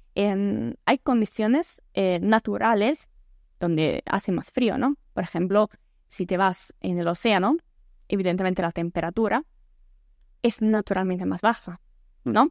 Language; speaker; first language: Spanish; non-native, fluent; Italian